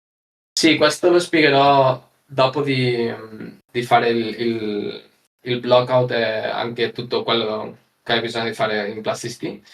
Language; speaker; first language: Italian; non-native, learner; Spanish